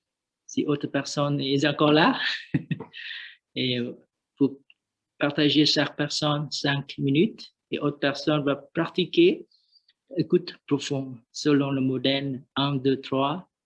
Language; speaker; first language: French; non-native, learner; Vietnamese